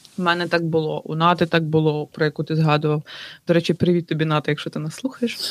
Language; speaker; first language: Ukrainian; native; Ukrainian